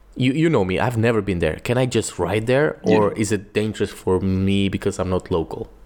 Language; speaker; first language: English; non-native, fluent; Portuguese